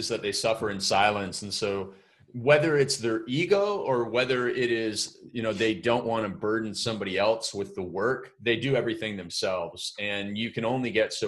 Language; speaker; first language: English; native; English